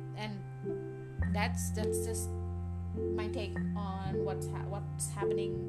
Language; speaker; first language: English; early bilingual, other home language; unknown